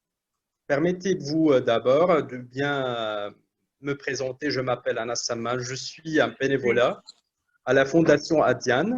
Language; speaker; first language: French; non-native, learner; Arabic